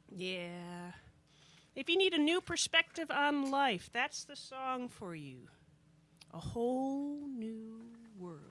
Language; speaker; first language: English; native; English